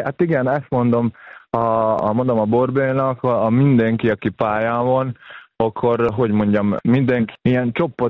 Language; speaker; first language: Hungarian; non-native, fluent; Serbian